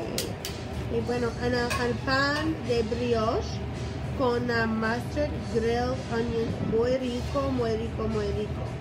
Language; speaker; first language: Spanish; non-native, learner; English